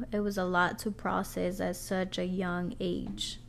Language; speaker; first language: English; early bilingual, other home language; Spanish